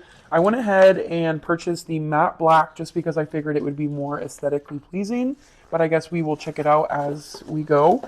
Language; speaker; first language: English; native; English